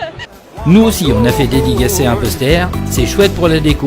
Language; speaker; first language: French; native; French